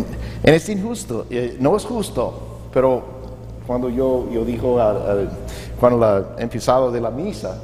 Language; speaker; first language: Spanish; non-native, learner; English